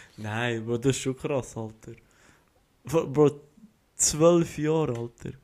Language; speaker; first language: German; early bilingual, other home language; Albanian